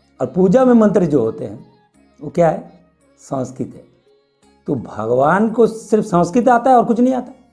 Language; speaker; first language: Hindi; non-native, local second language; Bangla